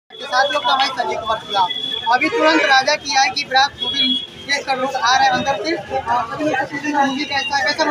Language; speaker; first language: Hindi; non-native, local second language; Bhojpuri